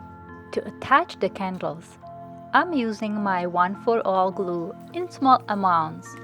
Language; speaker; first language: English; non-native, fluent; Czech